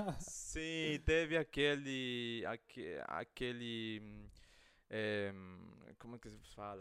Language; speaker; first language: Portuguese; non-native, fluent; Spanish